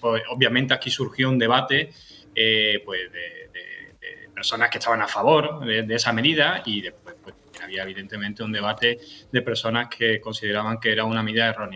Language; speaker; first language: Spanish; native; Spanish